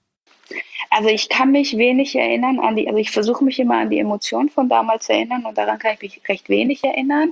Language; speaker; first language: German; early bilingual, other home language; Persian